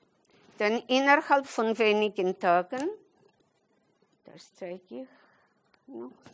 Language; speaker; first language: German; non-native, fluent; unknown